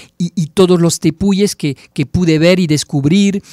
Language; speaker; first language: Spanish; non-native, fluent; French